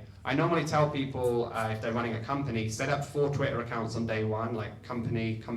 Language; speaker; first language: English; native; English